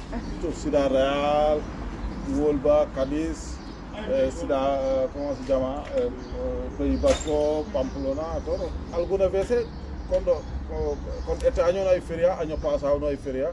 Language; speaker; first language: Spanish; non-native, learner; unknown